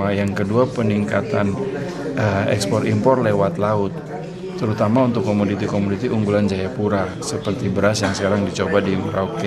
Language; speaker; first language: Indonesian; native; Indonesian